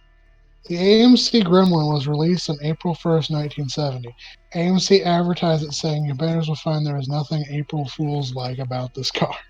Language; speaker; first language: English; native; English